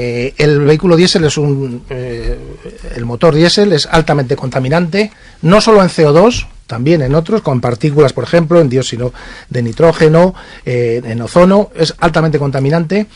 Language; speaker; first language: Spanish; native; Spanish